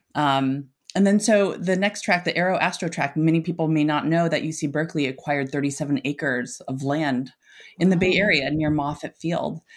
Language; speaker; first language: English; native; English